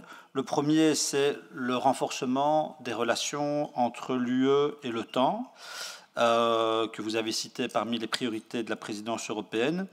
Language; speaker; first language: French; native; French